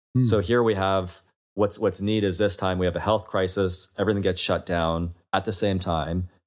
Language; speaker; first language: English; native; English